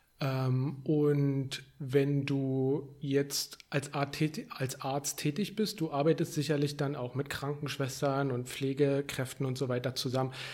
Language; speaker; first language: German; native; German